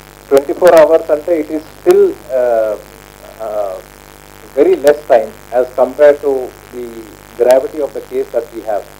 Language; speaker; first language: English; non-native, local second language; Telugu